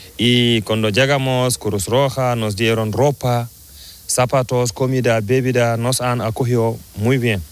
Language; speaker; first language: Spanish; non-native, learner; Fula